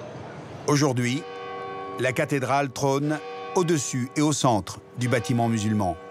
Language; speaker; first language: French; native; French